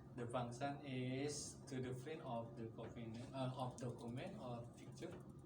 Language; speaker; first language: English; non-native, learner; Indonesian